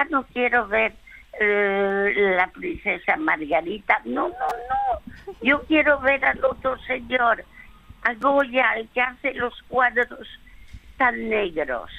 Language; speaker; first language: Spanish; early bilingual, other home language; French